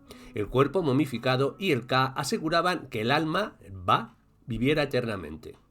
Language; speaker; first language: Spanish; native; Spanish